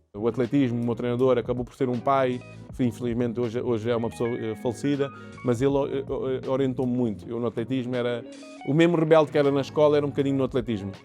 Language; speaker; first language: Portuguese; early bilingual, other home language; Kabuverdianu